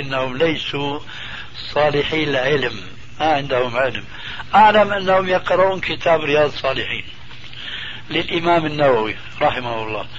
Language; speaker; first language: Arabic; early bilingual, other home language; Albanian